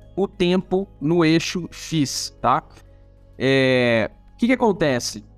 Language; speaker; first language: Portuguese; non-native, fluent; German